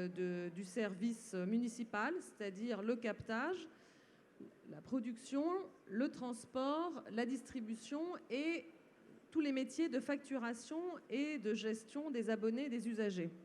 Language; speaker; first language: French; native; French